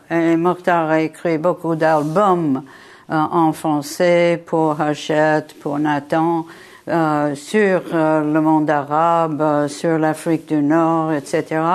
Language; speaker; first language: French; non-native, fluent; English